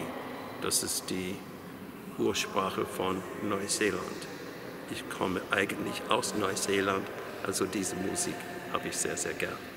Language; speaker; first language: German; non-native, fluent; English